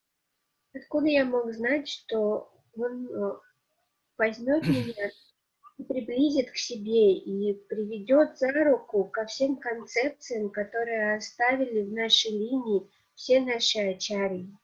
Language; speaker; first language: Russian; native; Russian